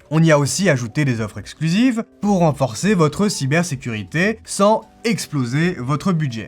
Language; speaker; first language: French; native; French